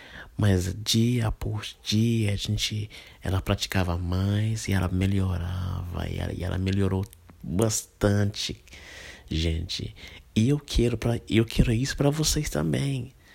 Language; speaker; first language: Portuguese; non-native, fluent; English